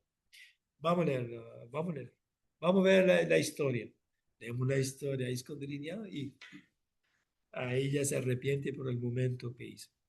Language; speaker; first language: Spanish; non-native, fluent; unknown